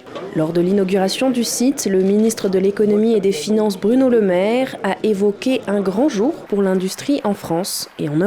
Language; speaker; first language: French; native; French